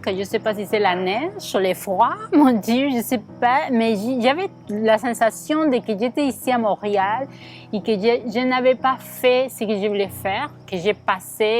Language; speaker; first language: French; non-native, fluent; Spanish